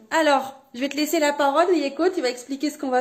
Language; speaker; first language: French; native; French